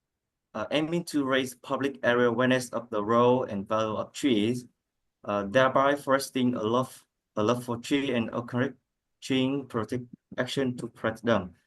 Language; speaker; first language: English; non-native, learner; Vietnamese